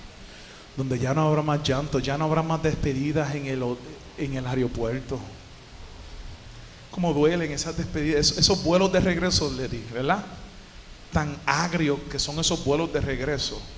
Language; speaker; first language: Spanish; native; Spanish